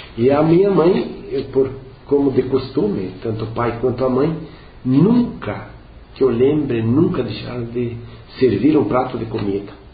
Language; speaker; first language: Portuguese; non-native, local second language; Venetian